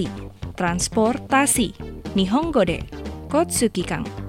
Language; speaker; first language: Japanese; non-native, fluent; Indonesian